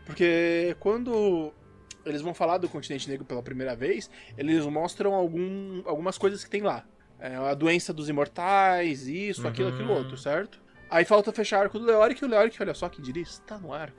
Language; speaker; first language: Portuguese; native; Portuguese